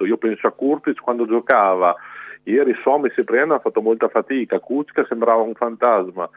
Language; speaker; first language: Italian; native; Italian